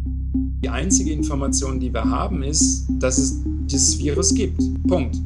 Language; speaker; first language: German; native; German